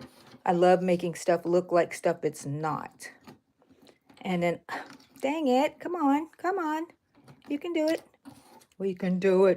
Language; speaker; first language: English; native; English